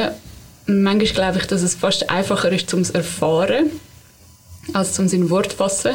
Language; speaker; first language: German; native; German